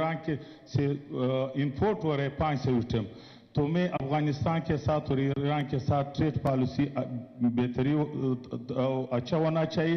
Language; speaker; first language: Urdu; non-native, local second language; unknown